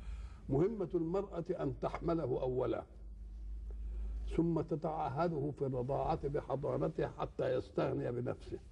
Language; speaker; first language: Arabic; native; Arabic